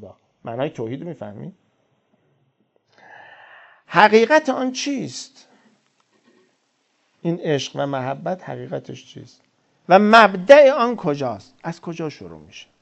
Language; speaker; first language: Persian; native; Persian